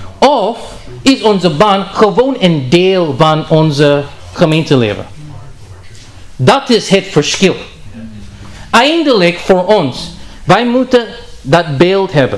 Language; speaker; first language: Dutch; non-native, learner; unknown